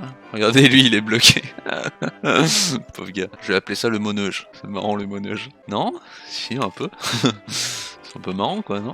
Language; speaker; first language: French; native; French